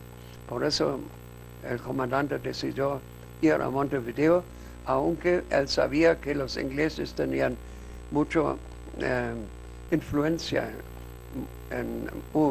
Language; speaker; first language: Spanish; non-native, fluent; German